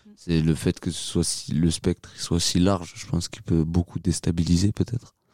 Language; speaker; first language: French; native; French